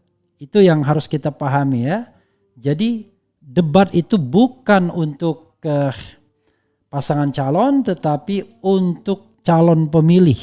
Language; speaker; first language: Indonesian; native; Indonesian